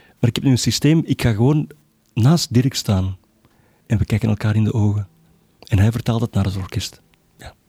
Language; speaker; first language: Dutch; native; Dutch